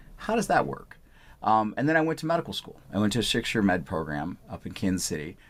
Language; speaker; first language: English; early bilingual, other home language; Punjabi